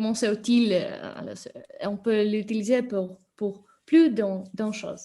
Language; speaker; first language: French; non-native, fluent; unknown